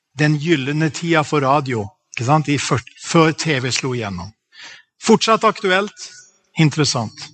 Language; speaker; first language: Norwegian; native; Norwegian